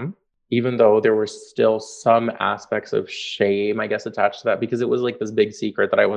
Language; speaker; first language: English; native; English